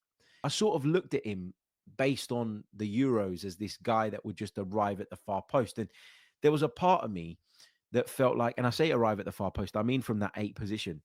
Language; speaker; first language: English; native; English